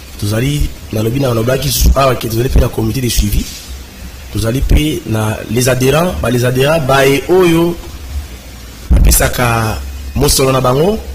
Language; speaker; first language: Lingala; native; Lingala